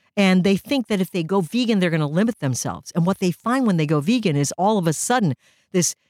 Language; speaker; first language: English; early bilingual, other home language; Japanese